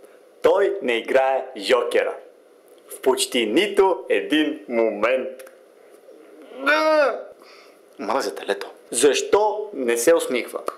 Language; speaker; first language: Bulgarian; native; Bulgarian